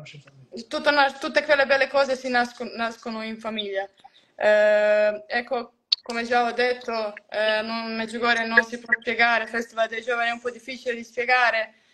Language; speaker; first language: Italian; non-native, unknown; Croatian